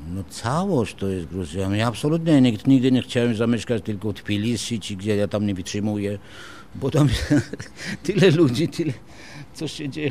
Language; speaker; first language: Polish; non-native, fluent; Georgian